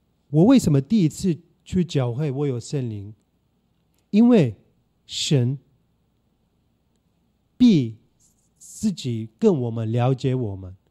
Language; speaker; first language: Chinese; non-native, fluent; Turkish